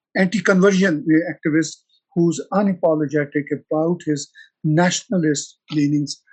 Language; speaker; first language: English; non-native, local second language; Punjabi